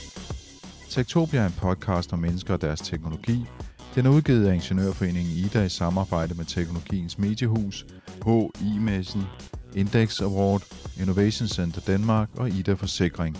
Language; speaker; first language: Danish; native; Danish